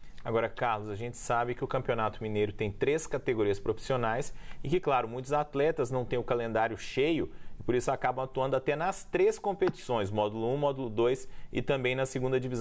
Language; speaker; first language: Portuguese; native; Portuguese